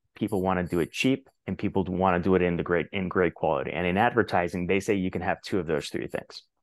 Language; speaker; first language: English; non-native, fluent; Spanish